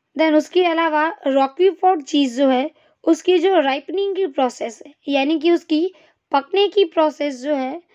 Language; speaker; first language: Hindi; non-native, local second language; Gujarati